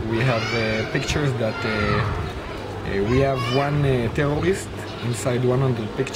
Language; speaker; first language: English; non-native, fluent; Hebrew